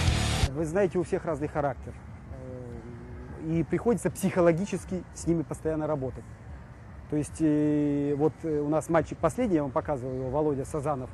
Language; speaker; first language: Russian; native; Russian